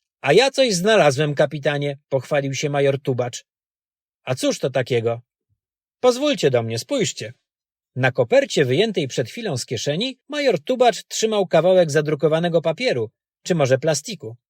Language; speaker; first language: Polish; native; Polish